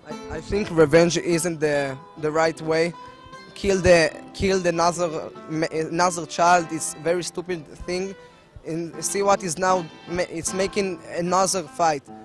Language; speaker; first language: English; non-native, learner; Hebrew